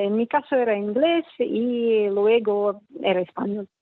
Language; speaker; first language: Spanish; non-native, fluent; Russian